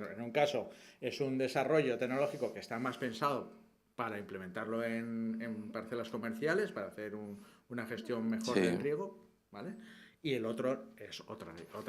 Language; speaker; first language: Spanish; native; Spanish